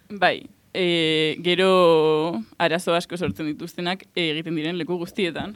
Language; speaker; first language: Basque; non-native, local second language; Spanish